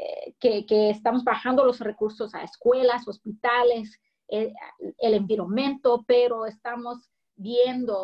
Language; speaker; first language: Spanish; early bilingual, heritage; English